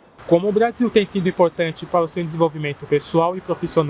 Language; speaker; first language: Portuguese; native; Portuguese